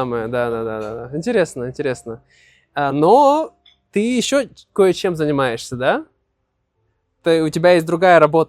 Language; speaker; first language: Russian; native; Russian